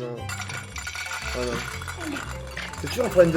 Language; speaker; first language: French; native; French